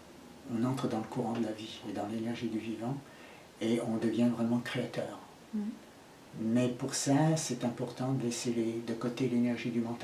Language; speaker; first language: French; native; French